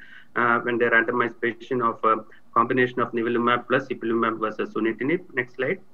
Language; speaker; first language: English; non-native, local second language; Tamil